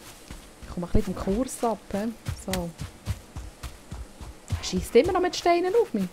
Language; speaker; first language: German; native; German